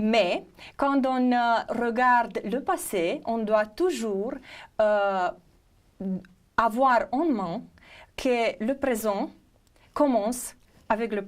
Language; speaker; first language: French; non-native, fluent; Romanian